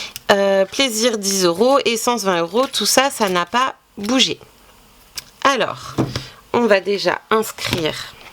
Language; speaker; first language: French; native; French